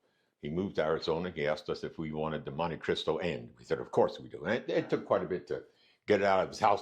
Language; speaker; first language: English; native; English